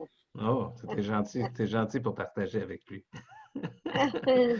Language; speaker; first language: French; non-native, local second language; English